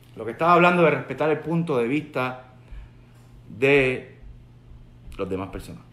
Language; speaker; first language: Spanish; native; Spanish